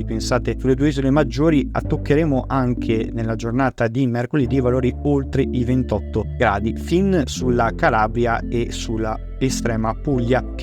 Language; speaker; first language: Italian; native; Italian